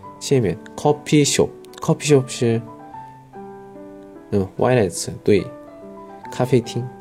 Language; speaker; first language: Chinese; non-native, learner; Korean